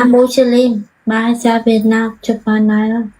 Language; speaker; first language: Indonesian; non-native, learner; Vietnamese